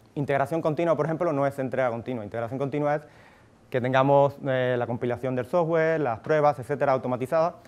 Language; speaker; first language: Spanish; native; Spanish